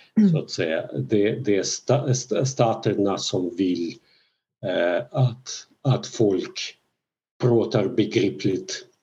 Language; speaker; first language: Swedish; non-native, fluent; Russian